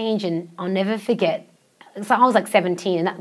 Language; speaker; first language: English; non-native, local second language; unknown